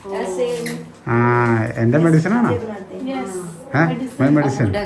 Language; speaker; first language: Hindi; non-native, local second language; Malayalam